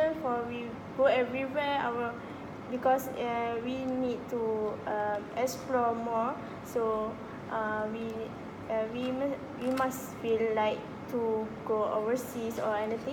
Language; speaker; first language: English; non-native, local second language; Malay